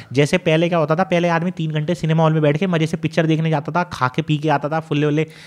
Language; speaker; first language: Hindi; native; Hindi